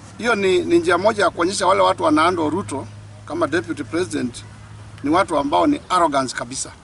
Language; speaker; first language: Swahili; non-native, local second language; Kamba